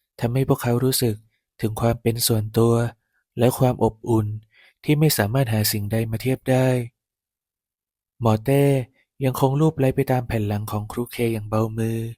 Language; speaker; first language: Thai; native; Thai